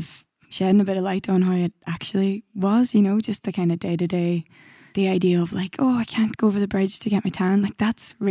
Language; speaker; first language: English; native; English